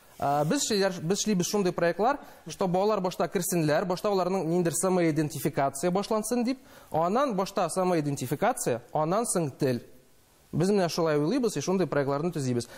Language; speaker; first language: Tatar; non-native, local second language; Russian